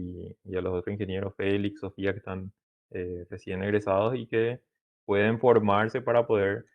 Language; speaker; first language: Spanish; native; Spanish